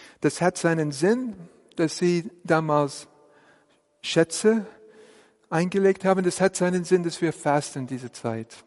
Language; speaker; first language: German; non-native, fluent; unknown